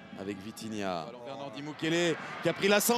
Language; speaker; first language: French; native; French